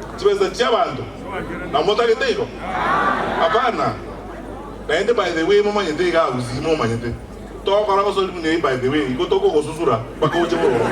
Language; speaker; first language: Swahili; non-native, local second language; Gusii